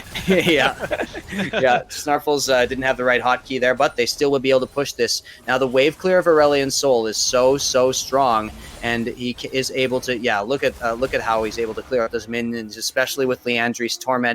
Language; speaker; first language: English; native; English